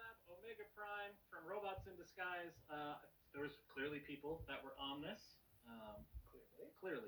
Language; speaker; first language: English; native; English